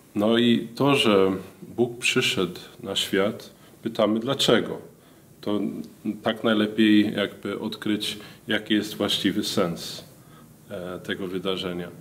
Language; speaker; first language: Polish; non-native, fluent; Norwegian